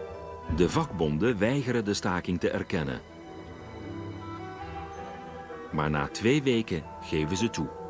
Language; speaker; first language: Dutch; native; Dutch